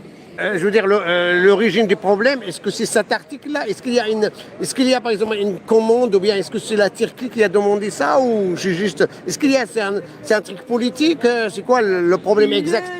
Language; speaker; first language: French; native; French